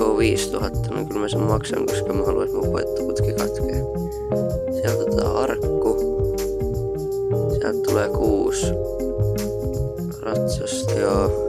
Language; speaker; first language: Finnish; native; Finnish